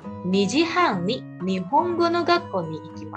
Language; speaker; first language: Japanese; non-native, fluent; Indonesian